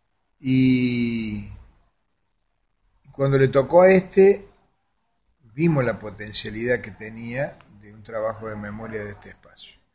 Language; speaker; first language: Spanish; native; Spanish